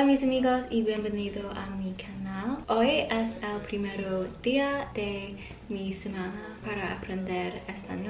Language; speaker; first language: Spanish; non-native, learner; English